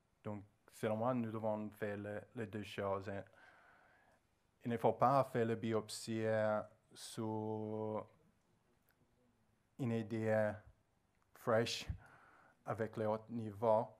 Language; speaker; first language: French; non-native, learner; English